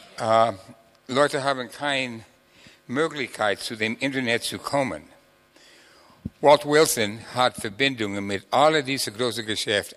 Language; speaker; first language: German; non-native, fluent; English